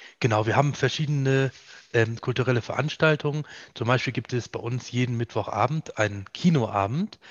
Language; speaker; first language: German; native; German